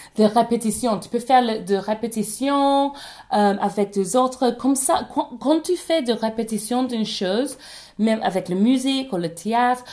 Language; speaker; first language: French; non-native, learner; English